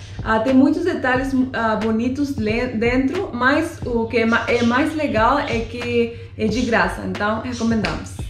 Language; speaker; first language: Portuguese; non-native, fluent; Spanish